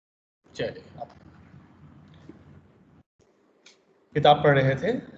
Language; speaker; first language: Urdu; native; Urdu